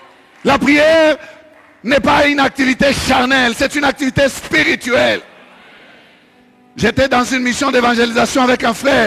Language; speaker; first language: French; non-native, local second language; Swahili